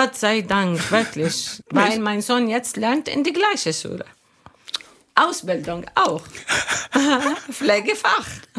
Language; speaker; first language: German; non-native, learner; Arabic